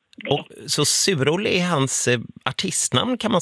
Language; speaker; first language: Swedish; native; Swedish